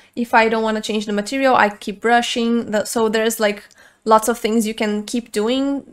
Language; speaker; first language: English; non-native, fluent; Portuguese